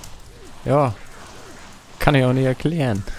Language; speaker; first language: German; native; German